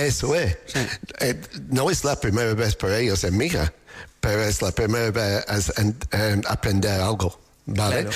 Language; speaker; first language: Spanish; non-native, learner; English